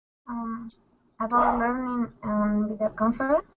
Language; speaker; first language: English; non-native, learner; Spanish